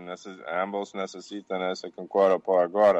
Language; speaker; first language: Portuguese; non-native, learner; English